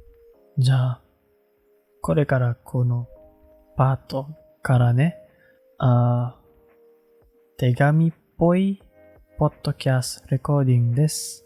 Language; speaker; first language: Japanese; non-native, learner; Malay